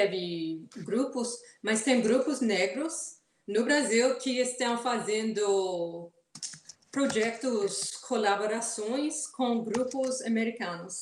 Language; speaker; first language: Portuguese; non-native, fluent; English